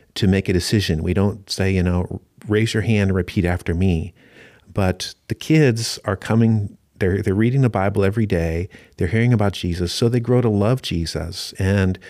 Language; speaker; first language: English; native; English